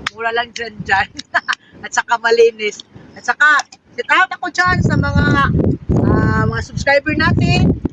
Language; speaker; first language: Filipino; non-native, local second language; Cebuano